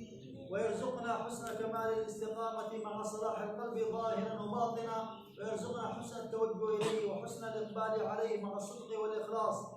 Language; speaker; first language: Arabic; native; Arabic